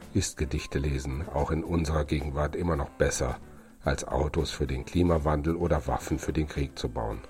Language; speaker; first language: German; native; German